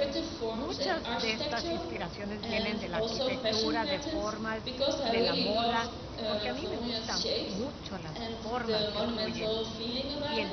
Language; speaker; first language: Spanish; non-native, fluent; Dutch